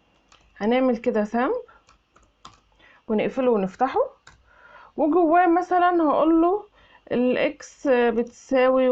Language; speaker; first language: Arabic; native; Arabic